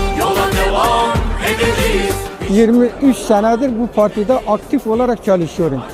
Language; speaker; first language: Turkish; native; Turkish